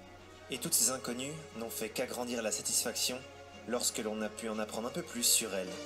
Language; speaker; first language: French; native; French